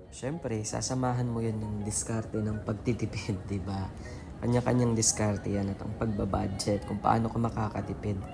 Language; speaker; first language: Filipino; non-native, local second language; Iloko